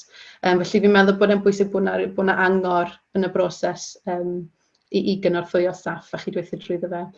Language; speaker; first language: Welsh; native; Welsh